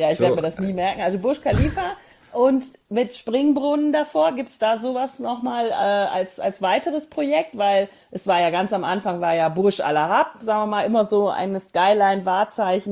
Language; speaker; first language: German; native; German